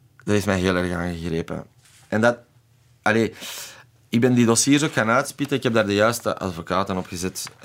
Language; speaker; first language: Dutch; native; Dutch